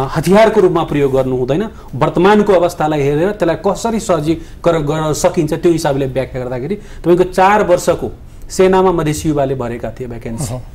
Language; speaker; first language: Nepali; non-native, local second language; Maithili